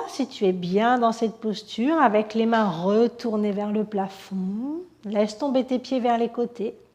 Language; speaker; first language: French; native; French